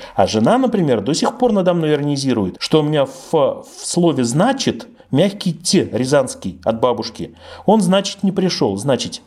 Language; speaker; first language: Russian; native; Russian